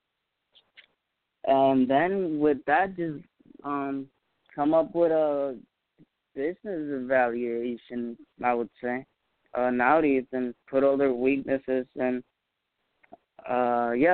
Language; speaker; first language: English; non-native, fluent; Spanish